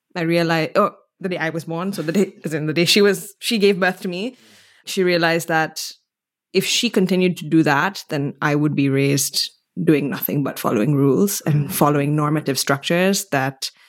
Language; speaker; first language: English; native; English